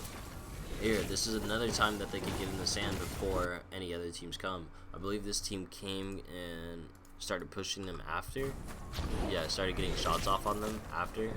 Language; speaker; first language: English; native; English